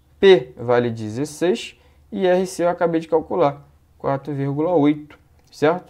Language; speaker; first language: Portuguese; native; Portuguese